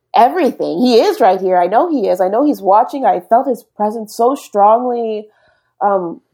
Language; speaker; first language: English; native; English